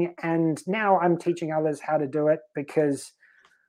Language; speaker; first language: English; native; English